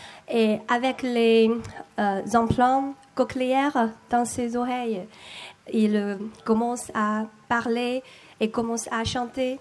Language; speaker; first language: French; non-native, learner; Chinese